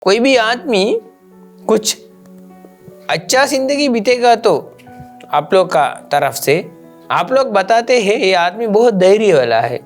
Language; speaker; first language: Hindi; non-native, local second language; Sinhala